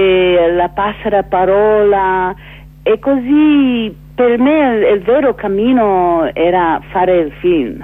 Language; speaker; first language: Italian; non-native, fluent; English